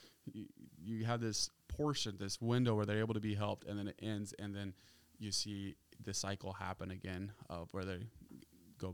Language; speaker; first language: English; native; English